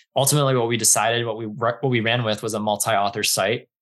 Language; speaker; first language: English; native; English